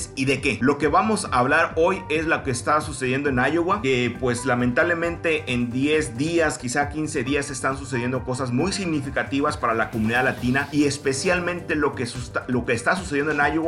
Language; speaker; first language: Spanish; native; Spanish